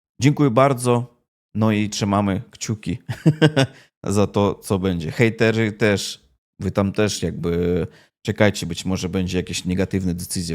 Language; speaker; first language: Polish; non-native, learner; Russian